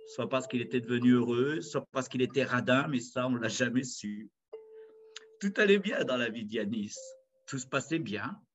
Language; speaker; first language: French; native; French